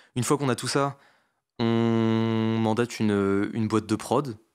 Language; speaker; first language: French; native; French